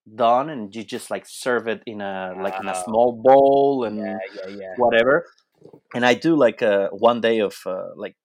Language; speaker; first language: English; non-native, fluent; Spanish